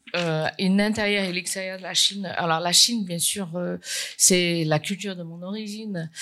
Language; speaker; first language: French; non-native, fluent; Chinese